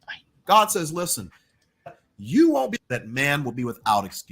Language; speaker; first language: English; native; English